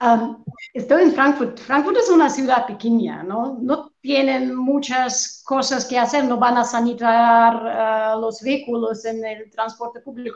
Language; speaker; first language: Spanish; non-native, fluent; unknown